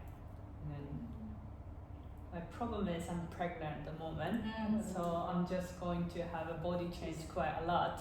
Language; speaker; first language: English; non-native, fluent; Japanese